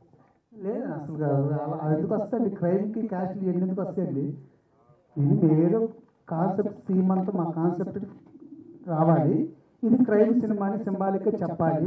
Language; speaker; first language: Telugu; native; Telugu